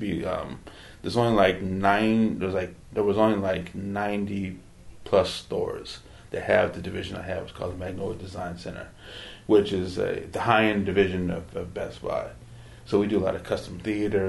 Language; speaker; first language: English; native; English